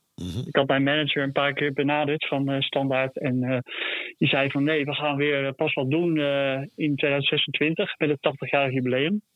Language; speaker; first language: Dutch; native; Dutch